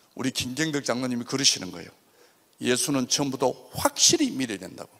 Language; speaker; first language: Korean; native; Korean